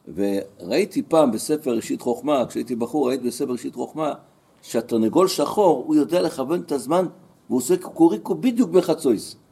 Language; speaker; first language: Hebrew; native; Hebrew